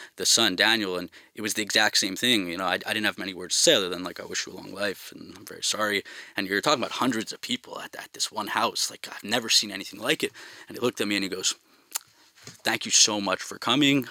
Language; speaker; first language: English; native; English